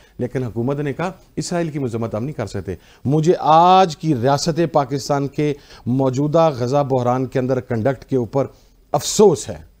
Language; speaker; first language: Urdu; non-native, local second language; Punjabi